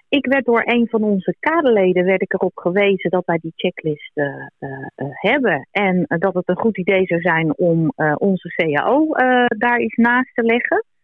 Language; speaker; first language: Dutch; native; Dutch